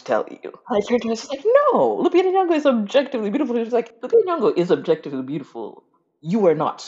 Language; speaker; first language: English; non-native, local second language; Ganda